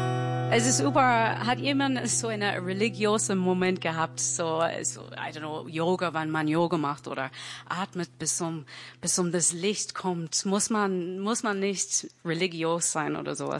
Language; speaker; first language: German; non-native, learner; English